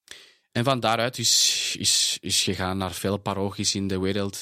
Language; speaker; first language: Dutch; non-native, fluent; Spanish